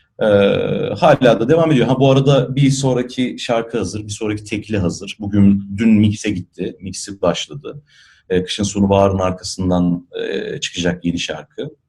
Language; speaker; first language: Turkish; native; Turkish